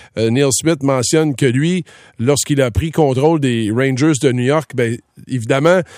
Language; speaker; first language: French; native; French